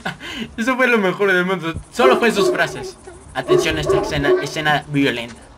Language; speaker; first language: Spanish; native; Spanish